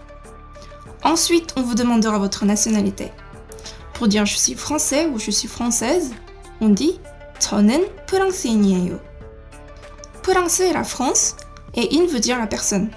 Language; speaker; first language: French; native; French